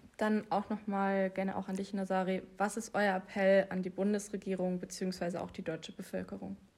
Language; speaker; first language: German; native; German